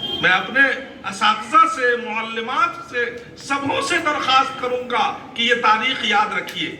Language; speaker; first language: Urdu; native; Urdu